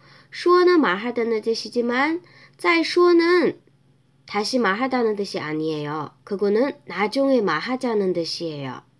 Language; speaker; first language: Korean; non-native, fluent; Chinese